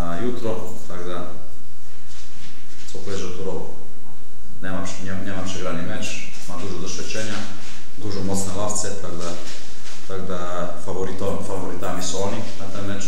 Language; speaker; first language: Polish; non-native, learner; Slovenian